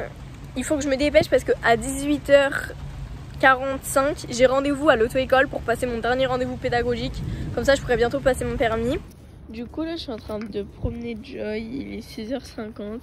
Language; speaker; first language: French; native; French